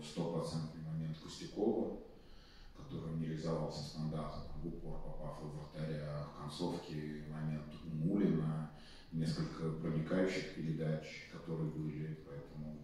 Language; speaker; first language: Russian; native; Russian